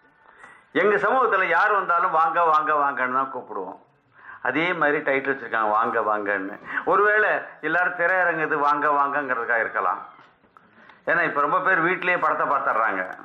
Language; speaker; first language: Tamil; native; Tamil